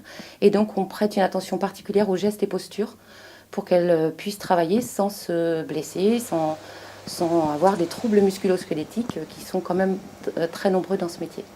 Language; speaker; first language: French; native; French